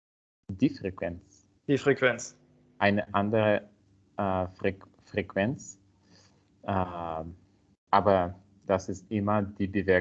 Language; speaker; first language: German; non-native, learner; Italian